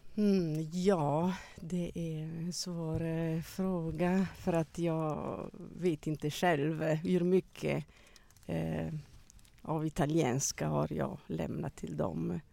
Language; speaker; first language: Swedish; non-native, fluent; Italian